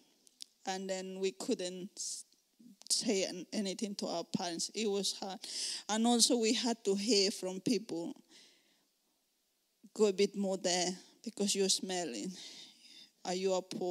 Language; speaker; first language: English; non-native, learner; Spanish